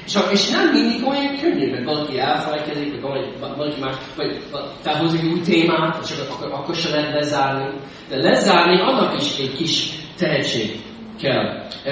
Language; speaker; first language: Hungarian; non-native, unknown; English